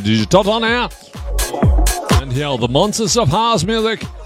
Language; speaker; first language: English; non-native, learner; German